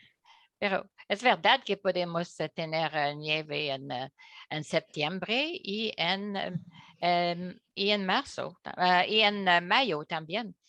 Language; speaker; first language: Spanish; non-native, learner; French